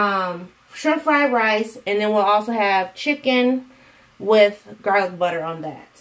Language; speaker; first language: English; native; English